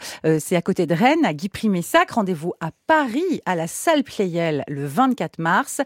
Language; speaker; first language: French; native; French